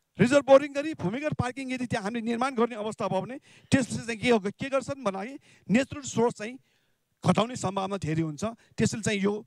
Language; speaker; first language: Nepali; non-native, local second language; Newari